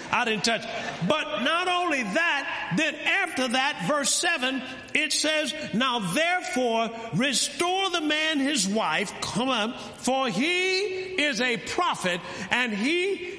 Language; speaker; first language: English; native; English